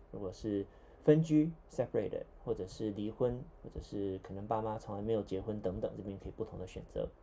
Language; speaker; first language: Chinese; native; Chinese